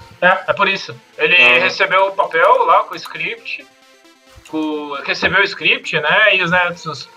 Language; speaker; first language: Portuguese; native; Portuguese